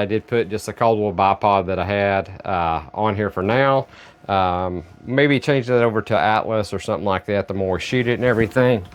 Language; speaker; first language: English; native; English